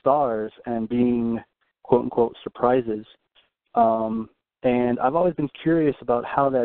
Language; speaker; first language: English; native; English